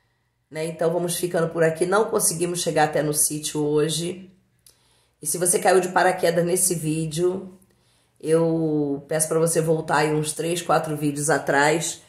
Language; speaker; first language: Portuguese; native; Portuguese